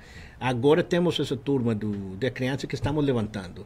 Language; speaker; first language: Portuguese; non-native, learner; Spanish